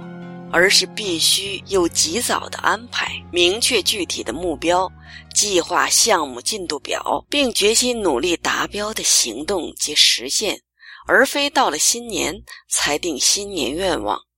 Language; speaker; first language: Chinese; native; Chinese